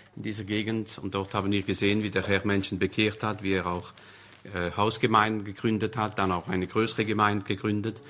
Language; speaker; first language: German; non-native, local second language; French